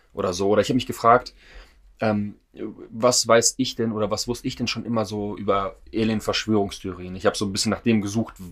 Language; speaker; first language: German; non-native, fluent; Russian